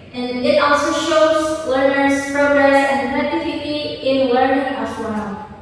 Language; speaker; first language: English; non-native, fluent; Indonesian